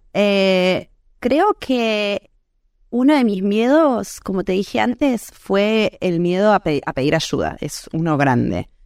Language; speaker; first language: Spanish; native; Spanish